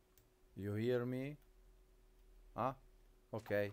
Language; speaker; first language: English; non-native, learner; Italian